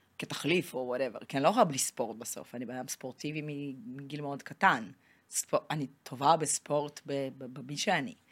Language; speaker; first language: Hebrew; non-native, fluent; Russian